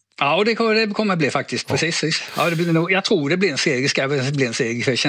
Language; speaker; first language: Swedish; native; Swedish